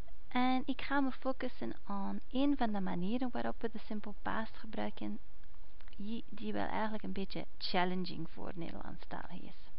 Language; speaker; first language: Dutch; non-native, fluent; English